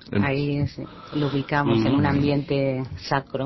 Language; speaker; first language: Spanish; early bilingual, heritage; Spanish